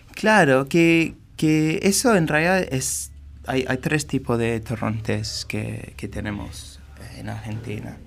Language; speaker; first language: Spanish; non-native, fluent; English